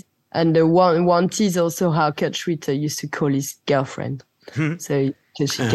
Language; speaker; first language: English; non-native, fluent; French